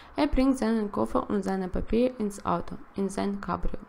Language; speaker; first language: German; non-native, learner; Russian